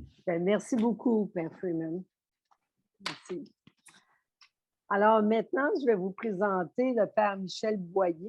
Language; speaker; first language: French; native; French